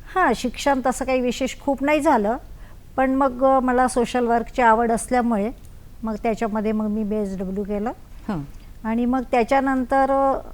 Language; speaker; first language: Marathi; native; Marathi